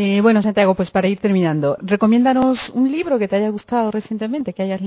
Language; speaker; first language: Spanish; native; Spanish